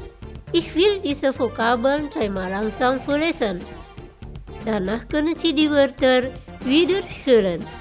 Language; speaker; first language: German; non-native, fluent; Indonesian